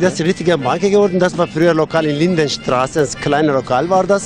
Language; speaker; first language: German; non-native, learner; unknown